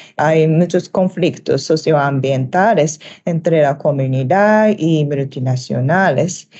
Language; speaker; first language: Spanish; non-native, learner; Japanese